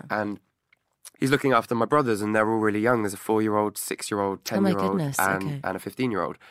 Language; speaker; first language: English; native; English